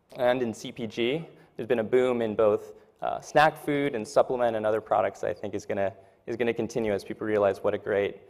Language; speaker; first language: English; native; English